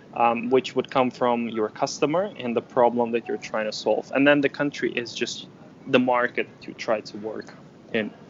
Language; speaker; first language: English; non-native, fluent; Ukrainian